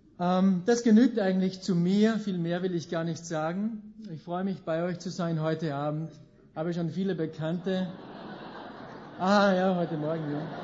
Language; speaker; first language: German; native; German